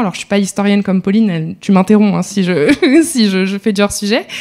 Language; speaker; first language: French; native; French